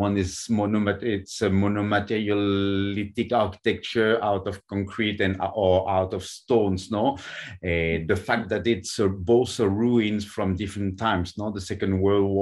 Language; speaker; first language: English; non-native, fluent; French